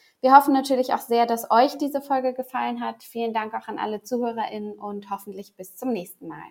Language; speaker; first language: German; native; German